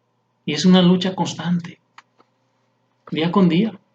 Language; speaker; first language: Spanish; native; Spanish